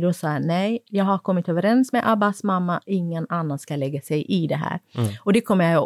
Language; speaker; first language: Swedish; non-native, fluent; Kurdish